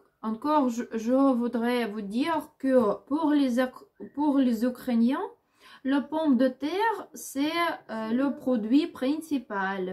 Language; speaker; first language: French; non-native, learner; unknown